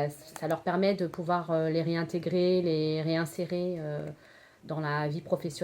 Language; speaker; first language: French; native; French